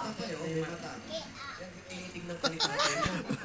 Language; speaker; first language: Filipino; native; Filipino